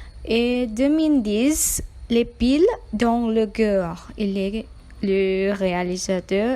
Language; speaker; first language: French; non-native, learner; Thai